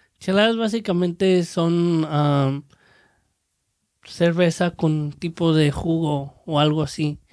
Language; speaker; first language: Spanish; early bilingual, heritage; Spanish